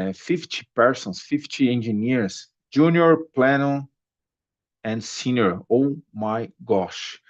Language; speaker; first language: English; non-native, learner; Portuguese